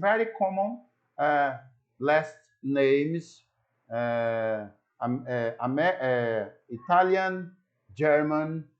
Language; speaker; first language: English; non-native, learner; Portuguese